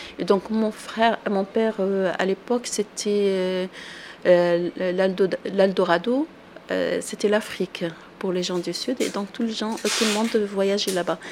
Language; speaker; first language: French; non-native, local second language; Arabic